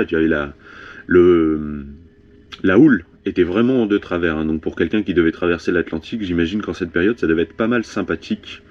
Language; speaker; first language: French; native; French